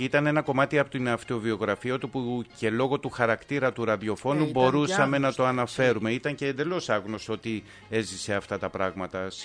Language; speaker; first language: Greek; native; Greek